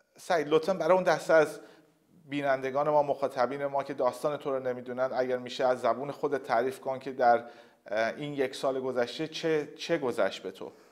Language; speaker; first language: Persian; native; Persian